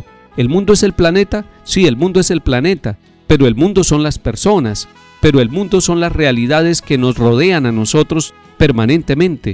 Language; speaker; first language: Spanish; native; Spanish